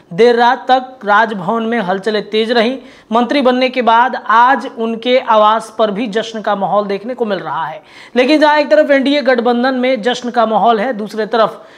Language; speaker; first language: Hindi; native; Hindi